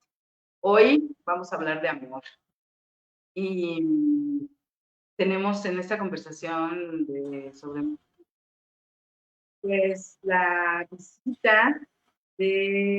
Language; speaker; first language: Spanish; native; Spanish